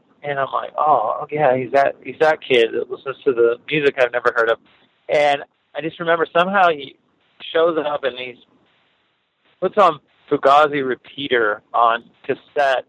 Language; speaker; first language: English; native; English